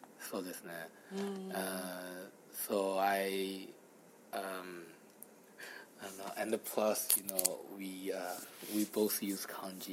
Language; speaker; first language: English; non-native, fluent; Chinese